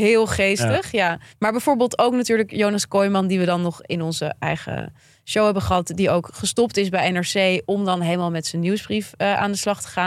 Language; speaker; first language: Dutch; native; Dutch